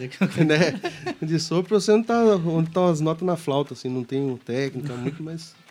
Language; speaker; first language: Portuguese; native; Portuguese